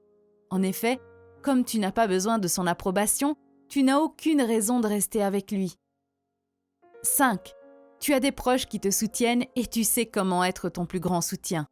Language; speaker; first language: French; native; French